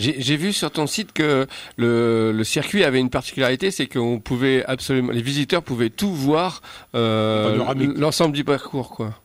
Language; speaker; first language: French; native; French